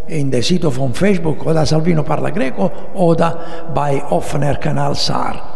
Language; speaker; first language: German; non-native, learner; Italian